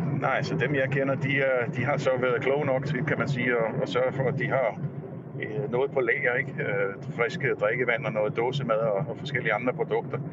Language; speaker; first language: Danish; native; Danish